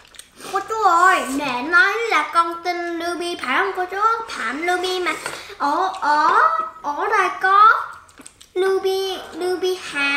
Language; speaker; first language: Vietnamese; early bilingual, heritage; Korean